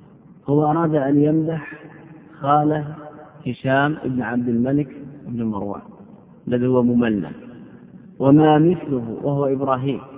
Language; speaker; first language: Arabic; native; Arabic